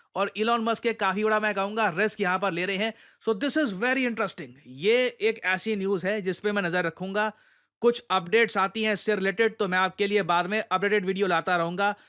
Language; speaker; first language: Hindi; native; Hindi